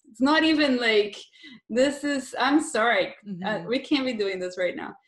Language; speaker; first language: English; non-native, fluent; Portuguese